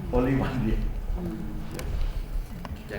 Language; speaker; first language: English; non-native, learner; Thai